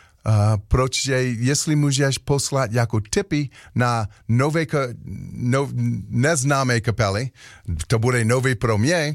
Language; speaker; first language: Czech; non-native, learner; English